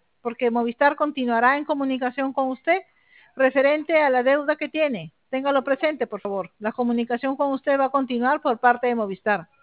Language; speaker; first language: Spanish; native; Spanish